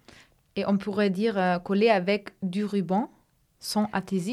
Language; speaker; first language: French; non-native, fluent; German